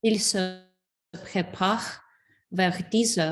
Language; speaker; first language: French; non-native, learner; Spanish